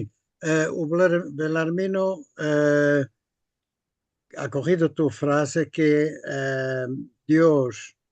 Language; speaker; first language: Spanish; non-native, fluent; Portuguese